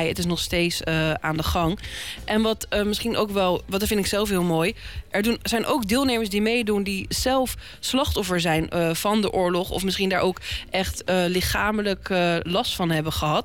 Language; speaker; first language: Dutch; native; Dutch